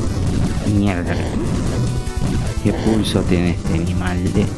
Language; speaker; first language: Spanish; native; Spanish